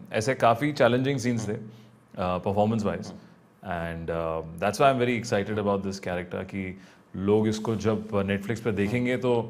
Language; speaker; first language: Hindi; native; Hindi